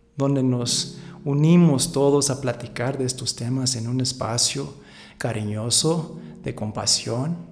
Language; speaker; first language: Spanish; early bilingual, heritage; Spanish